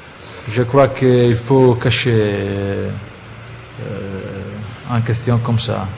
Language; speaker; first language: French; non-native, fluent; Italian